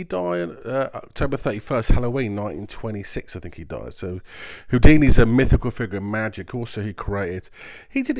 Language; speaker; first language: English; native; English